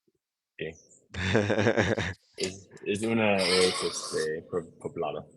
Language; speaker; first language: Spanish; non-native, learner; English